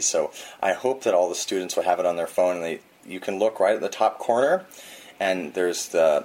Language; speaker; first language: English; native; English